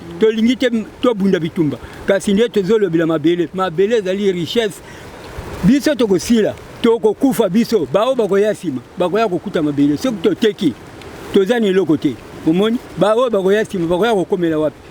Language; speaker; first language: Lingala; non-native, local second language; Kongo